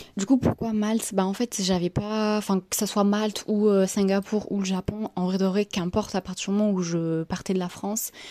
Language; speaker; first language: French; native; French